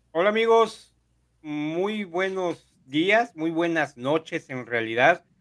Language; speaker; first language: Spanish; native; Spanish